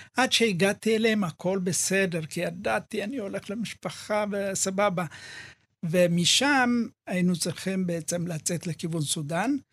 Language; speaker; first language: Hebrew; early bilingual, other home language; Amharic